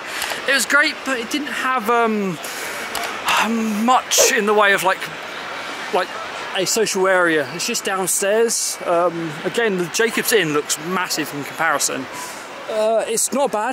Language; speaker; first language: English; native; English